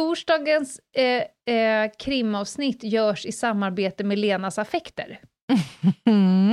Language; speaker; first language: Swedish; native; Swedish